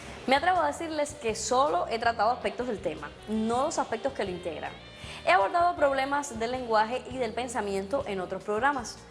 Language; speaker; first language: Spanish; native; Spanish